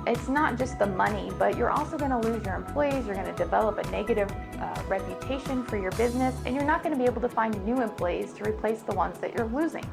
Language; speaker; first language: English; native; English